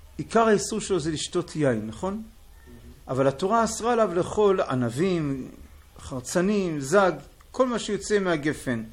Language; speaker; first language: Hebrew; native; Hebrew